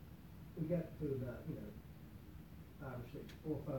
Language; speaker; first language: English; native; English